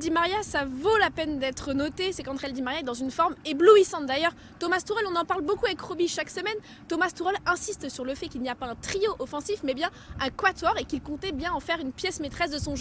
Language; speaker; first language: French; native; French